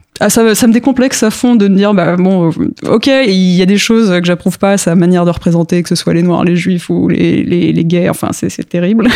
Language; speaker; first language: French; early bilingual, other home language; Spanish